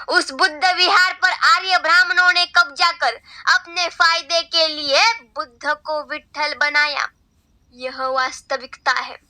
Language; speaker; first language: Hindi; non-native, local second language; Marathi